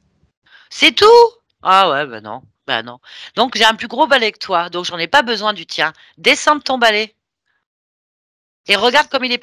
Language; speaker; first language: French; native; French